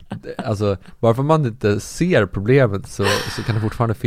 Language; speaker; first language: Swedish; native; Swedish